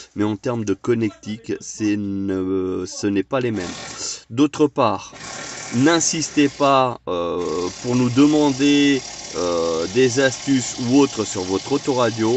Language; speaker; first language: French; native; French